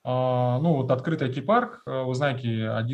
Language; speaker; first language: Russian; native; Russian